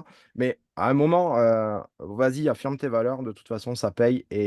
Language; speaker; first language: French; native; French